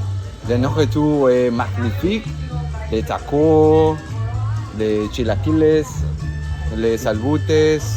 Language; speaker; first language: French; non-native, learner; Spanish